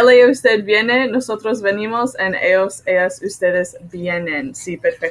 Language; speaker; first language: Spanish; non-native, fluent; English